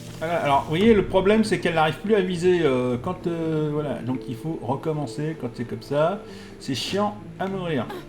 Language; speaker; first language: French; native; French